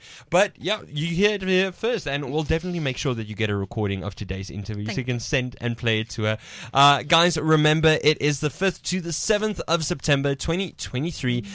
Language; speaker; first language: English; non-native, local second language; Afrikaans